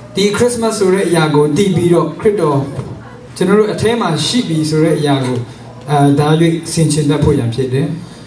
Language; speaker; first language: Burmese; non-native, local second language; Kachin